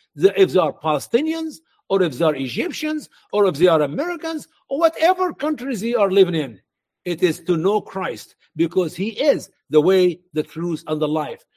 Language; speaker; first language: English; non-native, fluent; Arabic